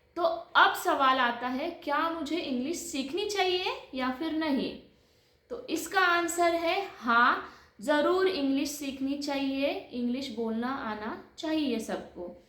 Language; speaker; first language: Hindi; non-native, local second language; Marathi